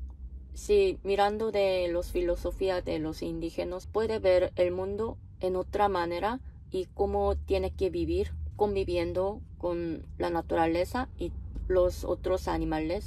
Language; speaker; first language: Spanish; non-native, fluent; Korean